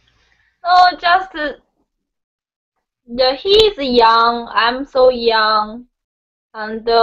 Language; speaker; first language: English; non-native, learner; Chinese